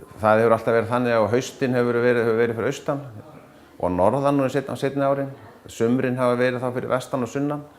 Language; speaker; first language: Icelandic; native; Icelandic